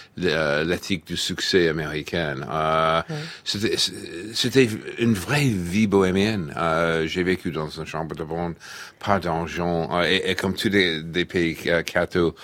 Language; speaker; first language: French; non-native, fluent; English